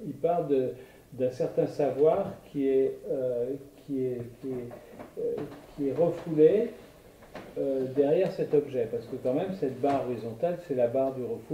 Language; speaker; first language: French; native; French